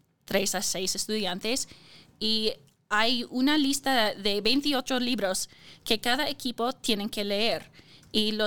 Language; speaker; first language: Spanish; non-native, fluent; English